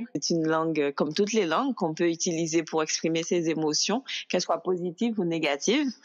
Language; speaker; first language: French; native; French